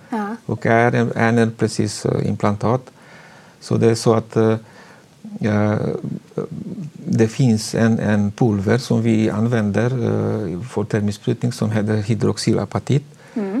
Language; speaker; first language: Swedish; non-native, fluent; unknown